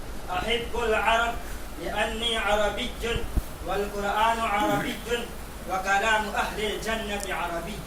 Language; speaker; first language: Arabic; non-native, learner; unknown